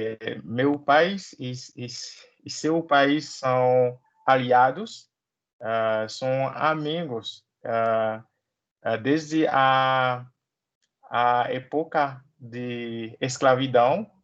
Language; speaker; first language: Portuguese; non-native, learner; Haitian Creole